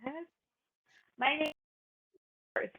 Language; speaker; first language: English; non-native, fluent; Spanish